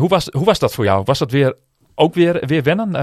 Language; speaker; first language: Dutch; native; Dutch